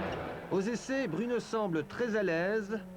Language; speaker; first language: French; native; French